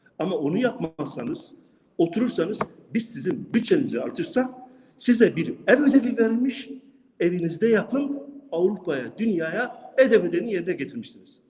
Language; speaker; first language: Turkish; non-native, local second language; Kurdish